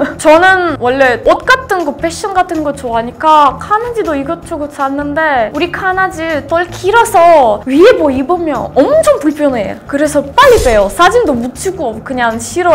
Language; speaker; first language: Korean; non-native, fluent; Russian